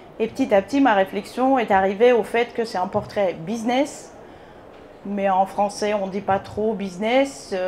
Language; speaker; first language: French; non-native, fluent; Bulgarian